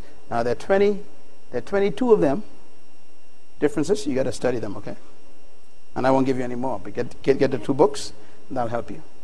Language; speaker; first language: English; native; English